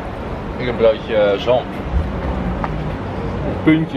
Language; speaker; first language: Dutch; native; Dutch